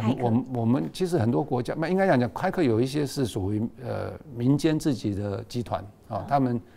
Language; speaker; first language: Chinese; native; Chinese